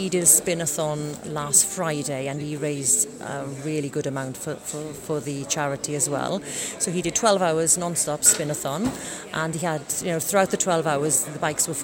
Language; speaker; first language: English; native; English